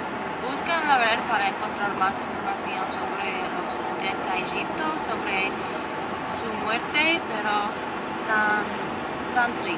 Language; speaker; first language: Spanish; non-native, learner; English